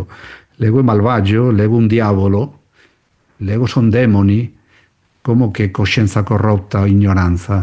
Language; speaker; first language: Italian; non-native, fluent; Spanish